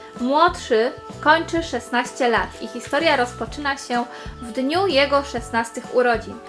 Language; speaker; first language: Polish; native; Polish